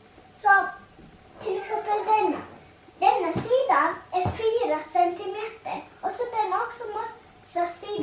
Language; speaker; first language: Swedish; early bilingual, other home language; Tigrinya